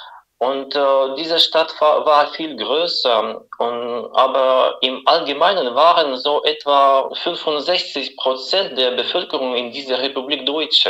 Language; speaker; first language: German; non-native, fluent; Russian